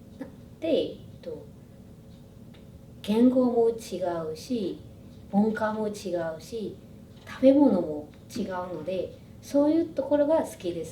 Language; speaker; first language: Japanese; non-native, fluent; Burmese